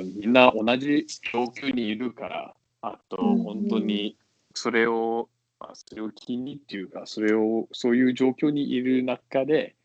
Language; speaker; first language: Japanese; non-native, fluent; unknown